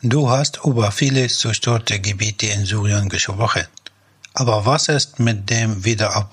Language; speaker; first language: German; non-native, fluent; Arabic